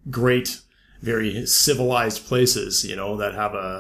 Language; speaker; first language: English; native; English